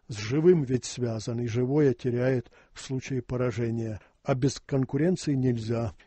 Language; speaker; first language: Russian; non-native, local second language; Ukrainian